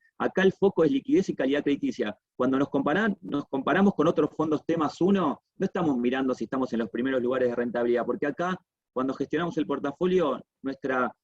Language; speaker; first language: Spanish; native; Spanish